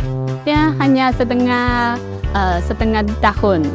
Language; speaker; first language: Indonesian; non-native, learner; Chinese